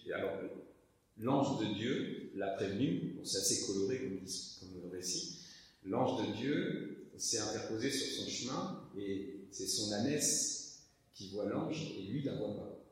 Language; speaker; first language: French; native; French